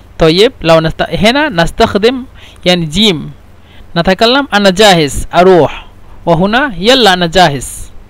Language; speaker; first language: Egyptian Arabic; non-native, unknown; Bangla